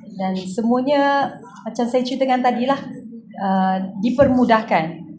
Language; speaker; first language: Malay; native; Malay